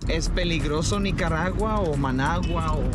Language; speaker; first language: Spanish; non-native, fluent; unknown